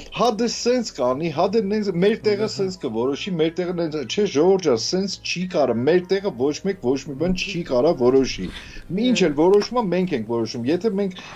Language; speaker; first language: Armenian; native; Armenian